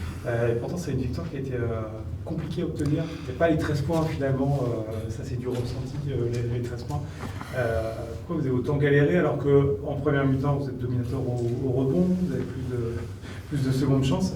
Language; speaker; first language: French; native; French